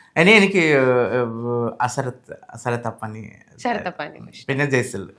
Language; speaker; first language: Malayalam; non-native, fluent; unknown